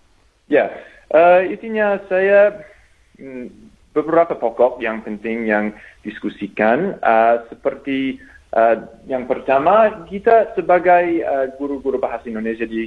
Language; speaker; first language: Indonesian; non-native, fluent; English